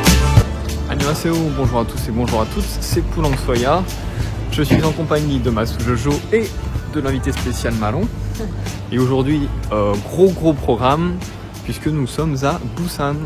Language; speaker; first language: French; native; French